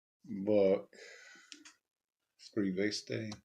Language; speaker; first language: Spanish; non-native, learner; English